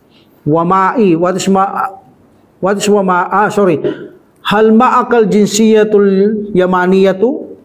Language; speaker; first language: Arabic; non-native, fluent; Filipino